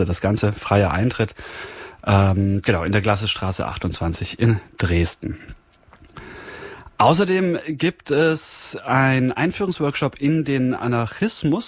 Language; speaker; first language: German; native; German